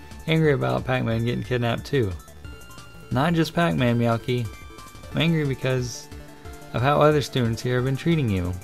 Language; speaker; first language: English; native; English